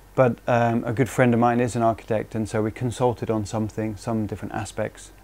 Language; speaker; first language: English; native; English